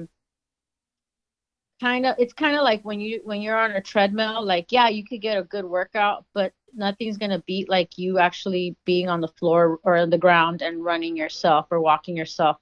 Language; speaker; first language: English; native; English